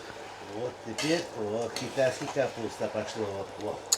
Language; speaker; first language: Russian; non-native, fluent; Uzbek